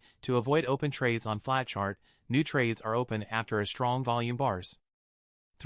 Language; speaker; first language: English; non-native, fluent; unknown